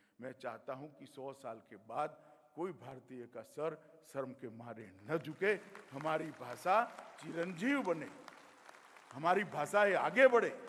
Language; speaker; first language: Hindi; non-native, local second language; Gujarati